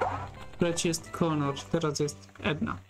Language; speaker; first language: Polish; native; Polish